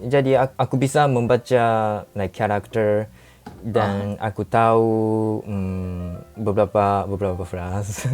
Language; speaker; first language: Indonesian; non-native, learner; Japanese